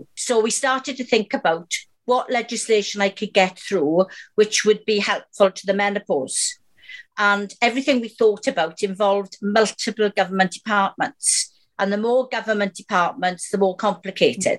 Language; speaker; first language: English; native; English